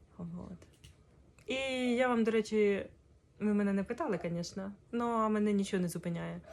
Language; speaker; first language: Ukrainian; non-native, local second language; Russian